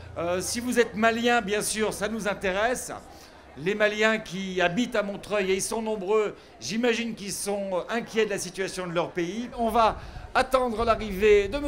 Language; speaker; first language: French; native; French